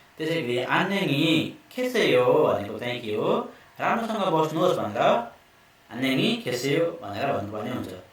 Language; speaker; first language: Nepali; native; Nepali